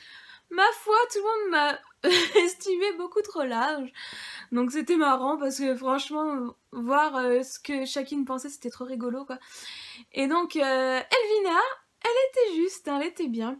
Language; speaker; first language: French; native; French